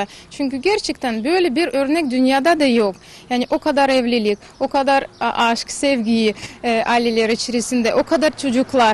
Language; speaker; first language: Turkish; non-native, learner; Russian